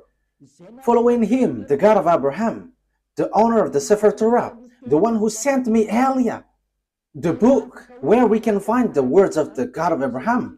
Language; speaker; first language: English; non-native, fluent; Malagasy